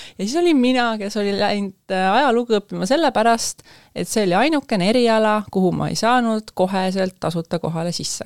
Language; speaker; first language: Estonian; native; Estonian